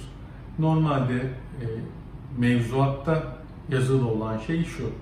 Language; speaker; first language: Turkish; native; Turkish